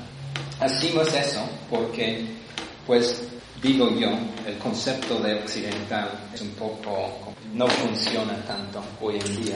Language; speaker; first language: Spanish; non-native, fluent; English